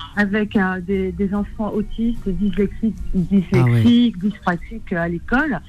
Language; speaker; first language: French; native; French